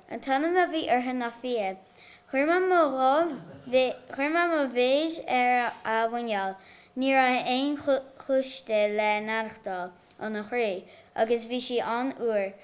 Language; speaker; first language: Irish; native; Irish